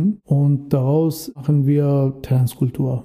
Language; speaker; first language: German; non-native, learner; Persian